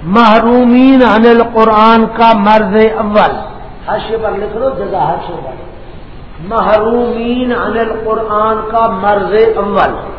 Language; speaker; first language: Urdu; non-native, local second language; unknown